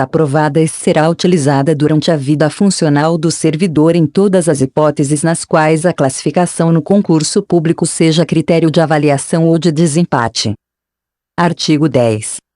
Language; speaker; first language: Portuguese; native; Portuguese